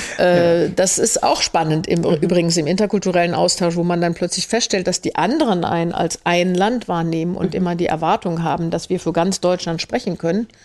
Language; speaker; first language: German; native; German